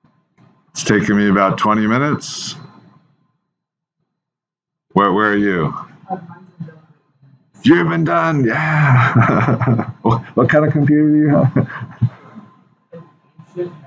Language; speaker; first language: English; native; English